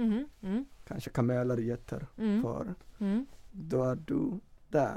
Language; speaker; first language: Swedish; non-native, fluent; Somali